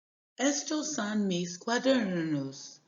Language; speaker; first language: Spanish; non-native, learner; English